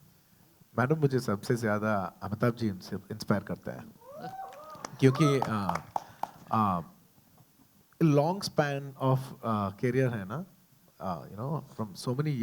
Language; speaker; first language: Hindi; non-native, local second language; Telugu